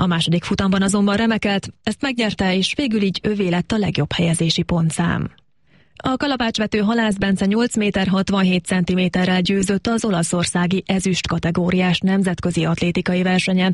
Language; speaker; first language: Hungarian; native; Hungarian